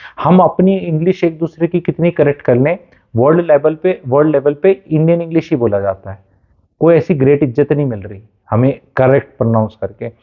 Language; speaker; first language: Hindi; native; Hindi